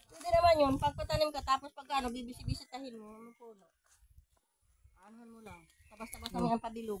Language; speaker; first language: Filipino; native; Filipino